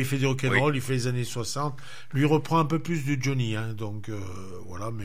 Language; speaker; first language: French; native; French